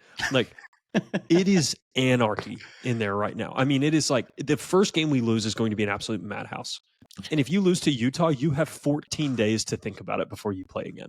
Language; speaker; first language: English; native; English